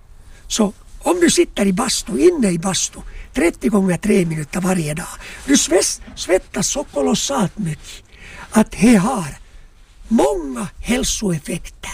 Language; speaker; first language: Swedish; non-native, local second language; Finnish